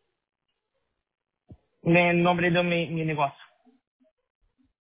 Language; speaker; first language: Spanish; non-native, learner; Portuguese